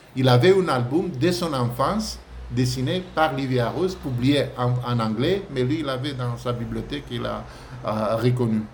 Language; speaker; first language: French; non-native, fluent; Romanian